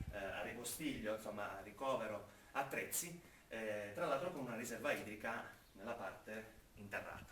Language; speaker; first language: Italian; native; Italian